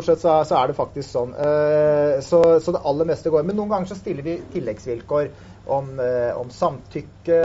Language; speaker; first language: Norwegian; native; Norwegian